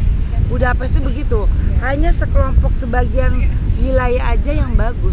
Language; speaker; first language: Indonesian; native; Indonesian